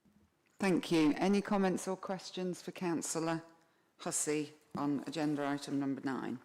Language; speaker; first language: English; native; English